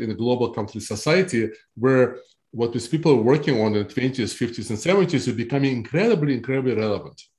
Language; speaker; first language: English; non-native, fluent; Russian